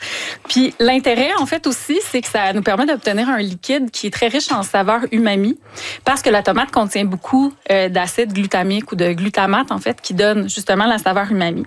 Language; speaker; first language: French; native; French